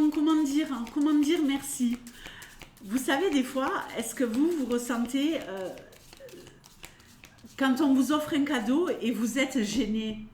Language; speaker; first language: French; native; French